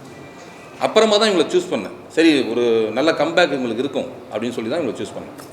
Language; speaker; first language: Tamil; native; Tamil